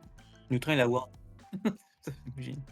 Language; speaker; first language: French; native; French